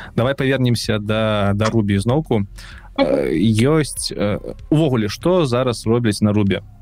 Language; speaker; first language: Belarusian; non-native, local second language; Russian